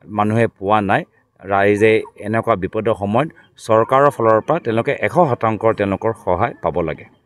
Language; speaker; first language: Assamese; native; Assamese